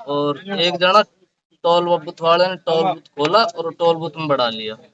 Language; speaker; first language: Hindi; native; Hindi